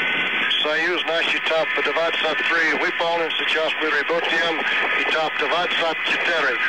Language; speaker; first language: Russian; native; Russian